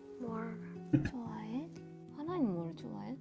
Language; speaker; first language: Korean; non-native, fluent; Japanese